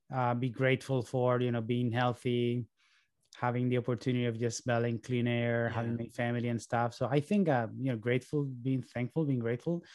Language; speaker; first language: English; early bilingual, other home language; Spanish